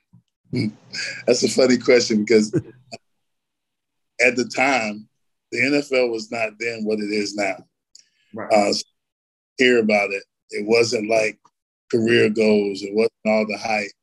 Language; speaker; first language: English; native; English